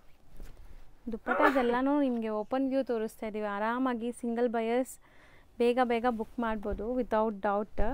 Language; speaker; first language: Kannada; native; Kannada